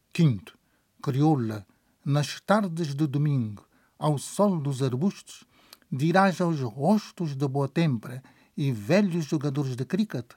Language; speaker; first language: Portuguese; non-native, local second language; Kabuverdianu